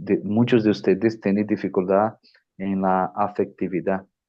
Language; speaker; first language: Spanish; non-native, fluent; Portuguese